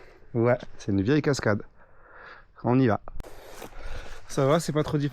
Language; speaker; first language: French; native; French